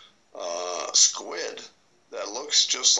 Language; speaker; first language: English; native; English